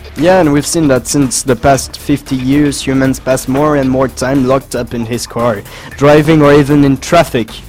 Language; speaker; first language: English; non-native, fluent; French